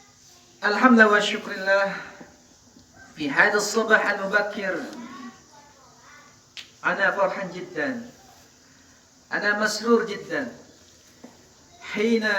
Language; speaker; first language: Arabic; non-native, fluent; Indonesian